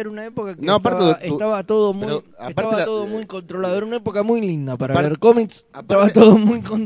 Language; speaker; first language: Spanish; native; Spanish